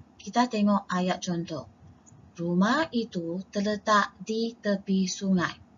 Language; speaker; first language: Indonesian; non-native, local second language; Chinese